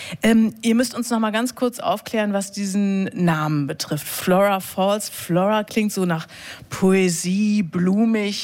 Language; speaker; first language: German; native; German